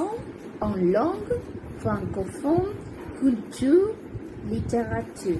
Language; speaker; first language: French; non-native, learner; Spanish